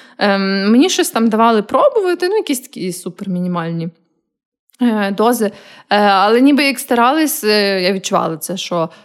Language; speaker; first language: Ukrainian; native; Ukrainian